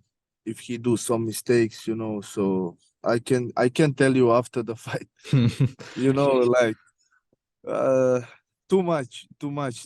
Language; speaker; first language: English; non-native, learner; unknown